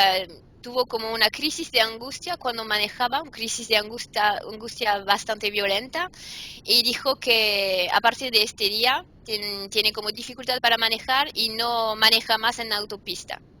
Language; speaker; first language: Spanish; non-native, fluent; French